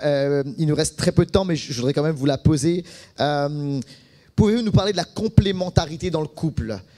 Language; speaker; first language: French; native; French